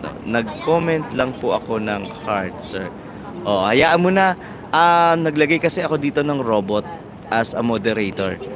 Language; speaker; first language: Filipino; non-native, local second language; Bikol